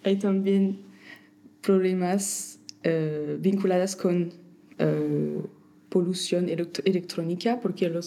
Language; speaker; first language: Spanish; non-native, fluent; French